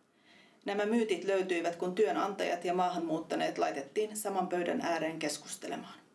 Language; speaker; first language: Finnish; native; Finnish